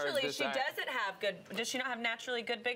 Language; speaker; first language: English; native; English